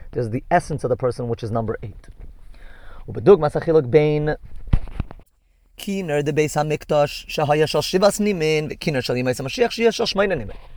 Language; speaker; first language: English; native; English